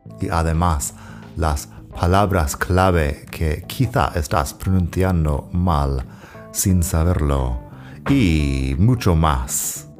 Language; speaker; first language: Spanish; non-native, fluent; English